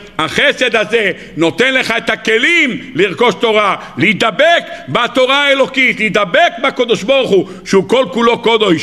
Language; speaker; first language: Hebrew; native; Hebrew